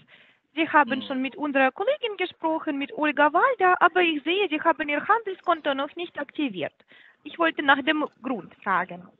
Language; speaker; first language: German; non-native, learner; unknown